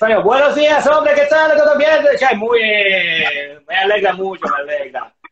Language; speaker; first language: Spanish; non-native, learner; Italian